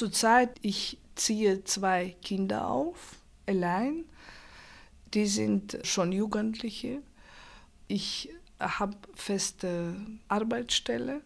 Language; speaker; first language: German; non-native, fluent; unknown